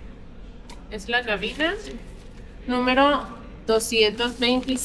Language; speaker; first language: Spanish; native; Spanish